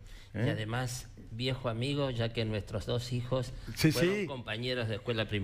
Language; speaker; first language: Spanish; native; Spanish